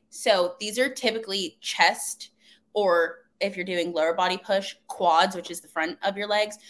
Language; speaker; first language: English; native; English